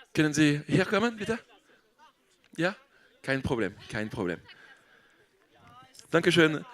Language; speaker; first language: German; non-native, learner; French